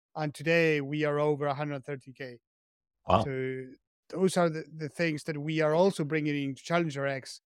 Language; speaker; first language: English; non-native, fluent; Spanish